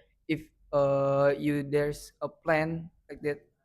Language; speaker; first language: English; non-native, learner; Indonesian